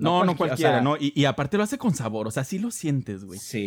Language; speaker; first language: Spanish; native; Spanish